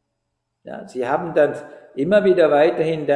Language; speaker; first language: German; non-native, fluent; Sinhala